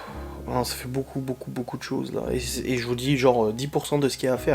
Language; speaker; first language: French; native; French